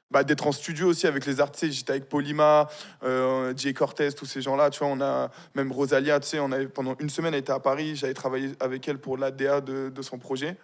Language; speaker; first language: French; early bilingual, other home language; Arabic